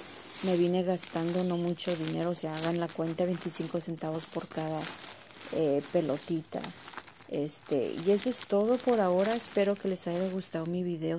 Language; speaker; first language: Spanish; early bilingual, heritage; Spanish